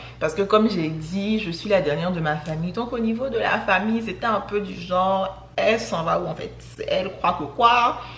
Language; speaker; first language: French; native; French